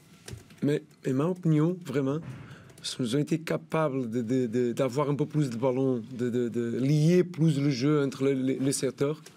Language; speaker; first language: French; non-native, learner; Portuguese